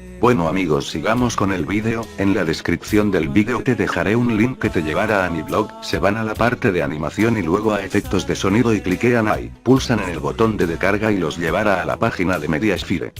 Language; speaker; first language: Spanish; native; Spanish